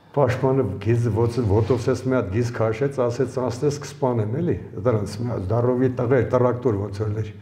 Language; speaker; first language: Armenian; early bilingual, other home language; Ukrainian